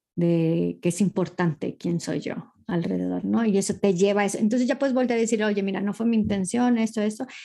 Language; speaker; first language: Spanish; early bilingual, heritage; Spanish